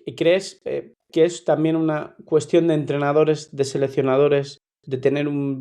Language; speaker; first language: Spanish; native; Spanish